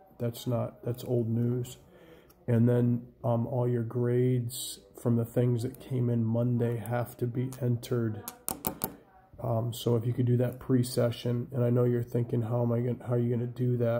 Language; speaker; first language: English; native; English